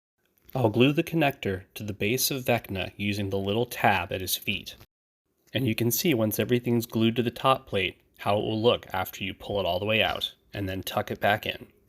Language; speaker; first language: English; native; English